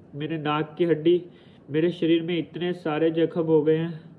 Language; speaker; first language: Hindi; native; Hindi